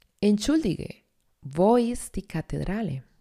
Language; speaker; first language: German; non-native, fluent; Spanish